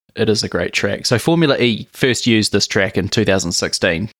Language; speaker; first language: English; native; English